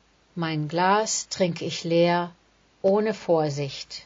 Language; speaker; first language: German; native; German